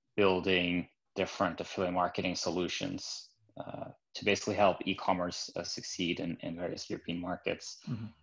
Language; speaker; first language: English; non-native, fluent; Norwegian